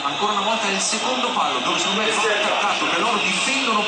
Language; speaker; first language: Italian; native; Italian